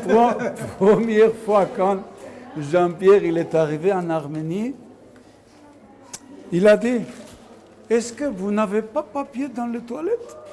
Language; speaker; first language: French; non-native, learner; Armenian